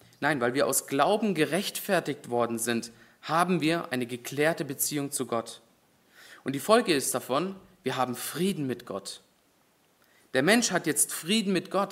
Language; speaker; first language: German; native; German